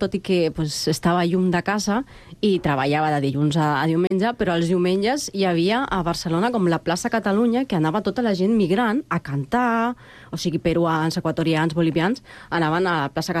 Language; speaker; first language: Catalan; non-native, fluent; Spanish